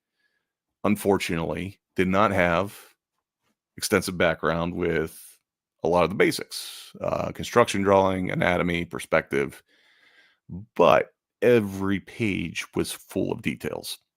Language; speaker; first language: English; native; English